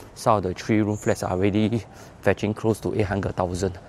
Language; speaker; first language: English; non-native, local second language; Chinese